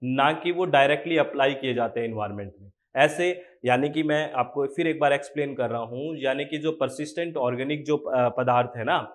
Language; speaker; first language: Hindi; native; Hindi